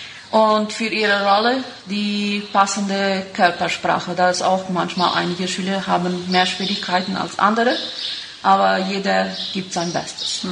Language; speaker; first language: German; non-native, local second language; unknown